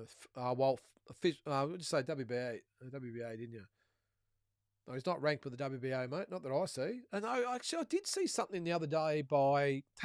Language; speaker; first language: English; native; English